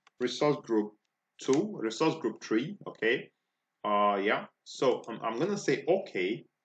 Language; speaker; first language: English; non-native, local second language; Igbo